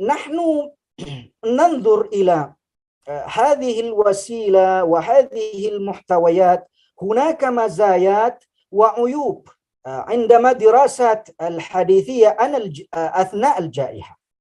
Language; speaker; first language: Arabic; non-native, fluent; Indonesian